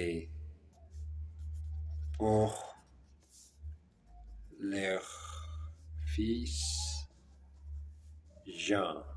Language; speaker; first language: French; non-native, learner; Portuguese